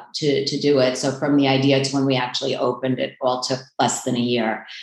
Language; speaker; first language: English; native; English